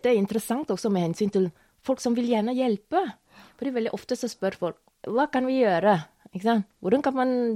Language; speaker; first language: Norwegian; non-native, fluent; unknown